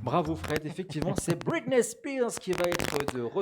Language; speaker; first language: French; native; French